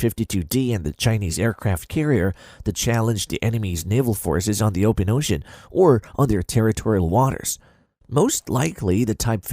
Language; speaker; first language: English; non-native, fluent; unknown